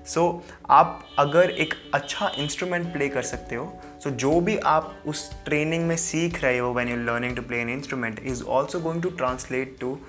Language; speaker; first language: English; non-native, local second language; Hindi